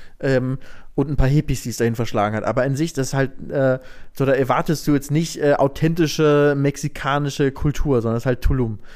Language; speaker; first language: German; native; German